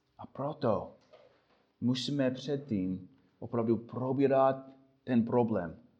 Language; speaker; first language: Czech; non-native, fluent; English